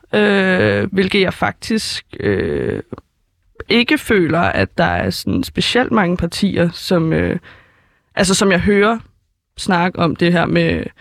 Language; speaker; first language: Danish; native; Danish